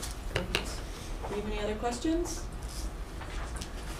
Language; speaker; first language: English; native; English